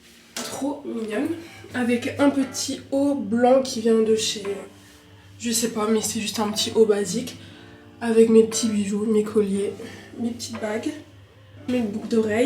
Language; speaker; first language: French; native; French